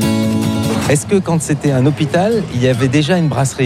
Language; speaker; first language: French; native; French